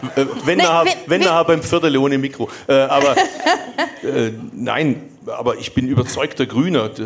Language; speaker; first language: German; native; German